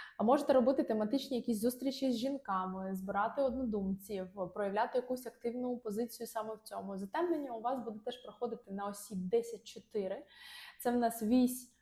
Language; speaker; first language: Ukrainian; non-native, local second language; Russian